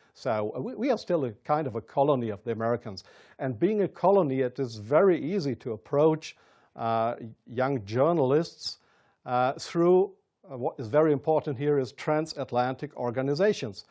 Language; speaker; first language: English; non-native, fluent; German